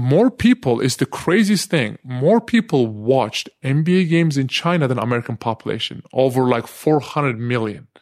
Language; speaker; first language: English; non-native, fluent; Turkish